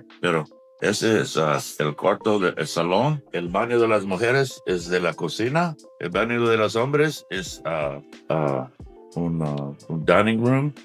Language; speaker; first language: Spanish; non-native, learner; English